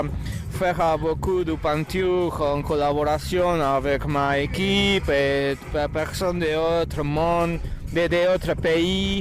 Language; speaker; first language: French; non-native, learner; Spanish